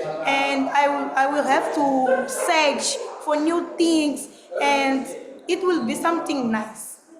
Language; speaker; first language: English; non-native, learner; Portuguese